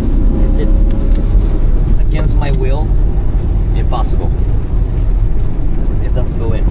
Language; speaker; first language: English; non-native, local second language; Italian